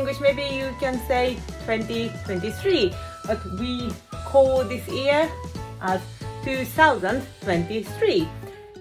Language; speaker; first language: English; non-native, fluent; Japanese